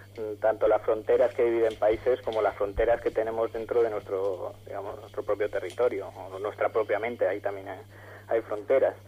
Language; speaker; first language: Spanish; native; Spanish